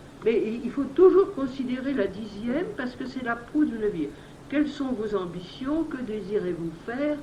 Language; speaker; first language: French; native; French